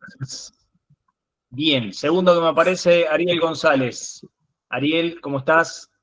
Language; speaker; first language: Spanish; native; Spanish